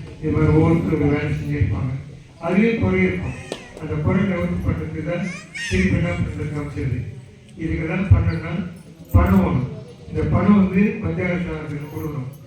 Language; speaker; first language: Tamil; non-native, local second language; Telugu